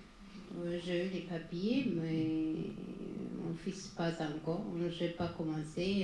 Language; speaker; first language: French; non-native, learner; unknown